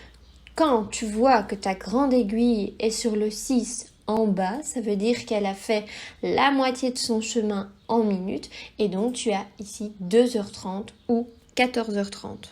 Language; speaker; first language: French; native; French